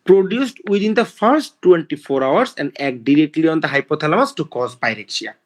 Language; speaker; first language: English; non-native, local second language; Bangla